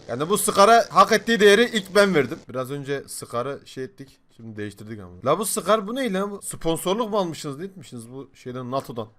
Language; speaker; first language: Turkish; native; Turkish